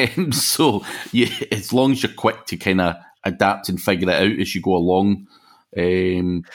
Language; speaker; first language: English; native; English